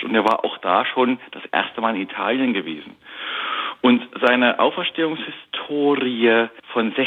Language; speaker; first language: German; native; German